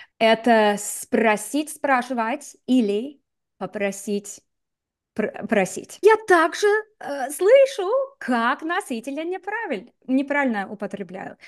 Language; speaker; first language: Russian; non-native, fluent; English